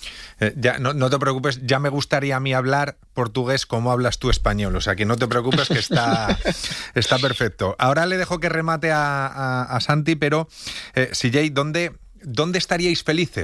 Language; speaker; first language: Spanish; native; Spanish